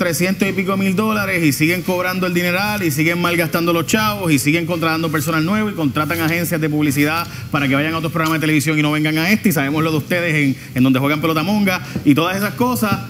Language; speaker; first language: Spanish; native; Spanish